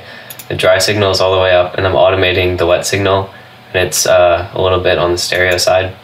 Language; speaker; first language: English; native; English